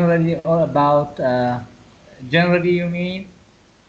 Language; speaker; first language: English; non-native, learner; Persian